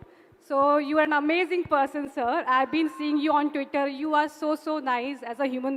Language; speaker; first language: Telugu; non-native, fluent; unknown